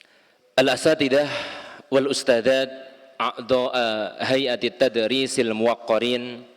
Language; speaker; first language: Arabic; non-native, fluent; Indonesian